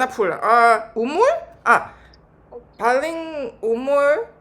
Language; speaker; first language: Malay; non-native, learner; English